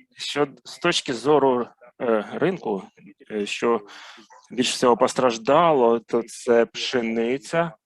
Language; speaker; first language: Ukrainian; non-native, fluent; Arabic